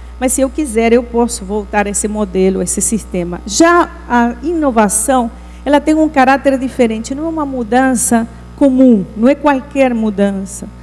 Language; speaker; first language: Portuguese; non-native, fluent; Spanish